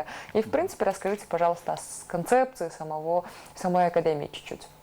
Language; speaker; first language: Russian; native; Russian